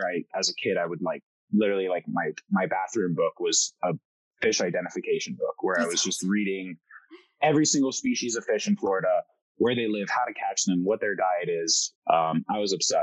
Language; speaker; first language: English; early bilingual, other home language; French